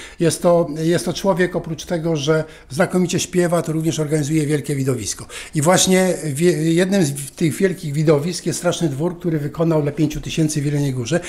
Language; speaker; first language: Polish; native; Polish